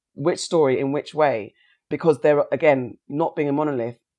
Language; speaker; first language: English; native; English